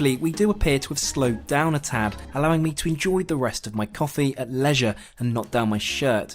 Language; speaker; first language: English; native; English